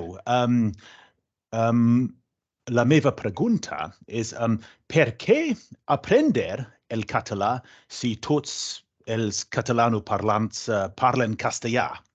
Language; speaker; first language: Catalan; non-native, learner; English